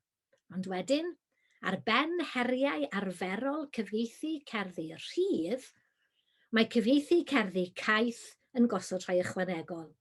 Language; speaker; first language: Welsh; native; Welsh